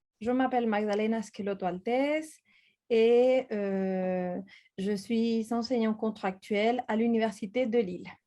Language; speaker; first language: French; non-native, fluent; Spanish